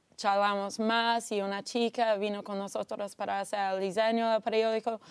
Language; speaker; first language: Spanish; non-native, fluent; English